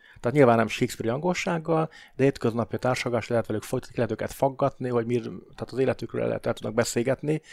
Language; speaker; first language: Hungarian; native; Hungarian